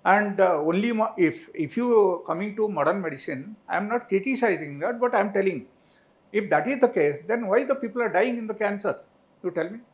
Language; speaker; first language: English; non-native, local second language; Telugu